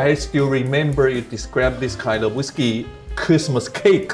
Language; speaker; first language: English; non-native, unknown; Chinese